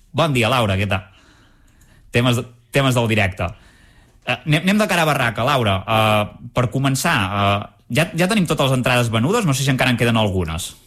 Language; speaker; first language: Catalan; native; Catalan